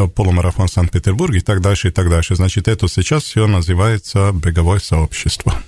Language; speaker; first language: Russian; non-native, fluent; Serbian